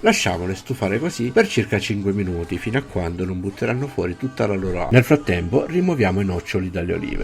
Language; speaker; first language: Italian; native; Italian